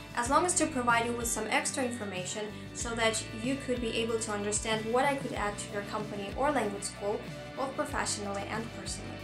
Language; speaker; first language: English; non-native, fluent; Russian